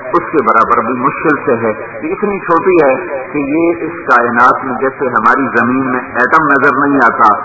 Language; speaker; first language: Urdu; non-native, local second language; Punjabi